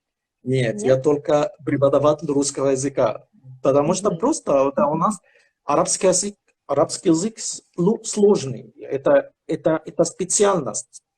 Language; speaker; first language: Russian; non-native, fluent; Arabic